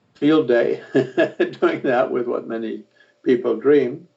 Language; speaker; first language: English; native; English